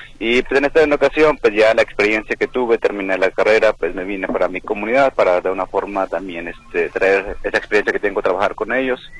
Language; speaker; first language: Spanish; non-native, local second language; Nahuatl languages